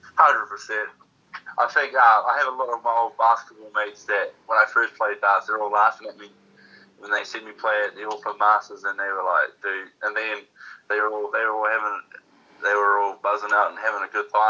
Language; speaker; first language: English; native; English